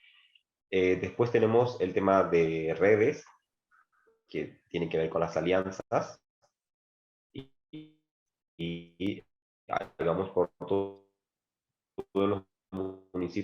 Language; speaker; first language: Spanish; native; Spanish